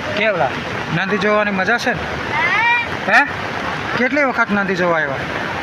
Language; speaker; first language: Gujarati; non-native, local second language; Rathawi